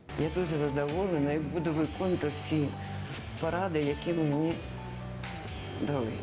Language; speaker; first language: Ukrainian; non-native, local second language; Russian